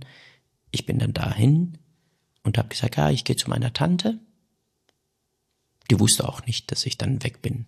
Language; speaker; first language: German; non-native, fluent; Persian